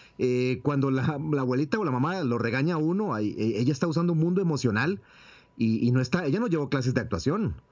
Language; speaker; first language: Spanish; native; Spanish